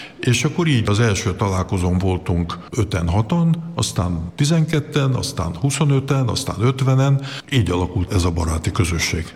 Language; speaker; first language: Hungarian; early bilingual, heritage; Hungarian